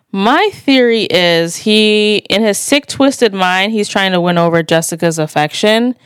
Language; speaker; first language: English; native; English